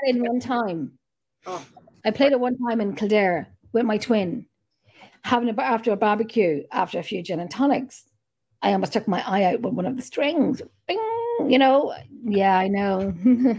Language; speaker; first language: English; native; English